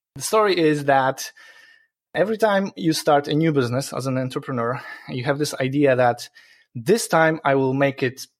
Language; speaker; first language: English; non-native, fluent; Polish